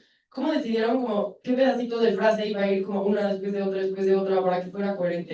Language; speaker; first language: Spanish; native; Spanish